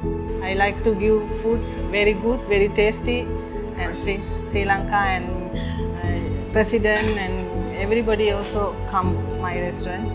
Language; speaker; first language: English; non-native, learner; Sinhala